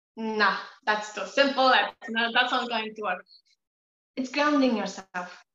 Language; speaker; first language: English; non-native, fluent; Polish